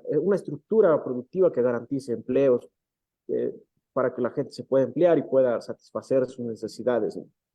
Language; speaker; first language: Spanish; native; Spanish